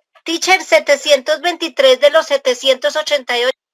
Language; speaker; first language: Spanish; native; Spanish